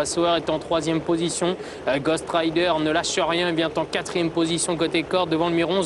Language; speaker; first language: French; native; French